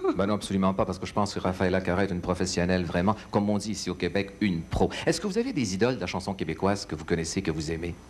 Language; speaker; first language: French; native; French